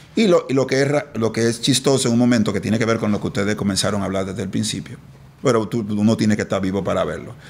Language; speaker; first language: Spanish; native; Spanish